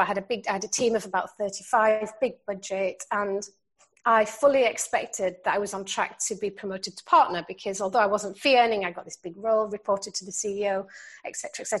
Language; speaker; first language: English; native; English